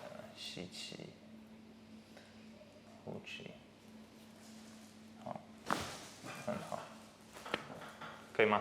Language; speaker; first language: Chinese; non-native, fluent; English